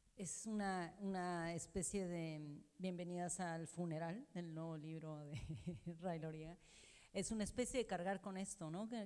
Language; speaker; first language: Spanish; native; Spanish